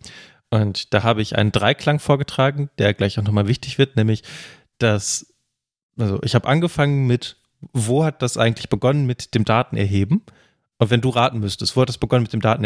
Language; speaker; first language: German; native; German